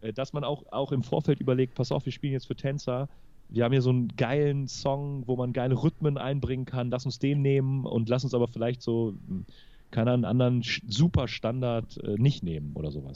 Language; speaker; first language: German; native; German